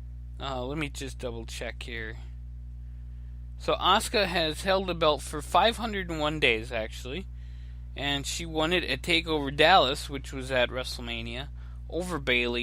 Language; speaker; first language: English; native; English